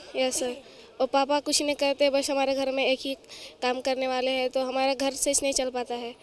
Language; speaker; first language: Hindi; native; Hindi